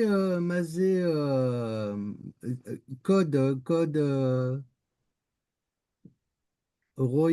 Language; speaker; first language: Hebrew; non-native, learner; French